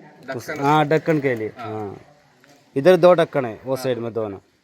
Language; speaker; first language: Hindi; non-native, local second language; Malayalam